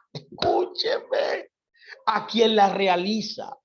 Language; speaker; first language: Spanish; native; Spanish